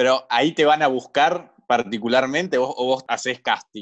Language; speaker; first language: Spanish; native; Spanish